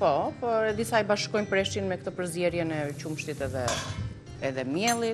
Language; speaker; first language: Albanian; native; Albanian